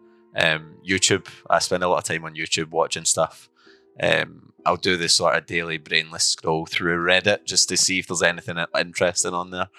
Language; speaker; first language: English; native; English